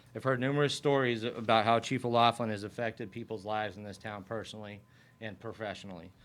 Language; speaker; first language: English; native; English